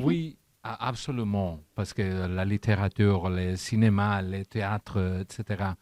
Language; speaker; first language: French; non-native, learner; Catalan